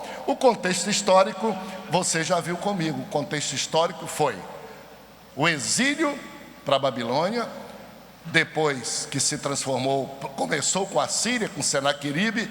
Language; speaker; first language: Portuguese; native; Portuguese